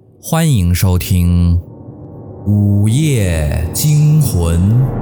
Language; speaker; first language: Chinese; native; Chinese